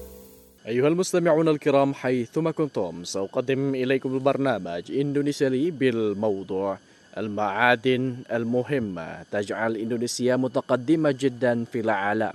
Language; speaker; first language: Arabic; non-native, fluent; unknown